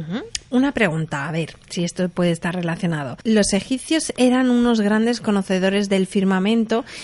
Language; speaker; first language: Spanish; native; Spanish